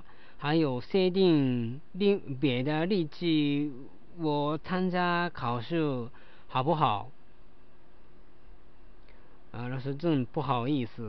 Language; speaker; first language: Chinese; non-native, learner; Japanese